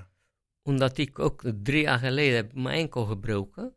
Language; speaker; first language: Dutch; non-native, fluent; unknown